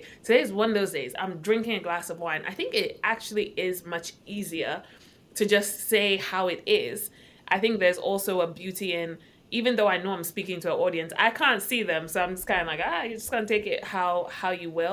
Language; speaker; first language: English; non-native, local second language; Akan